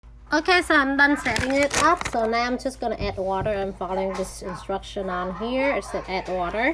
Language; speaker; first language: English; non-native, fluent; Vietnamese